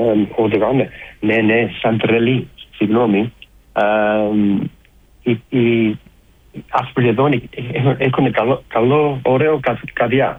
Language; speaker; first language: Greek; early bilingual, heritage; Greek